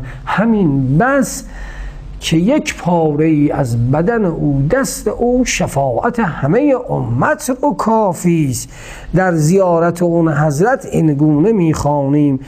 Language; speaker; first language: Persian; native; Persian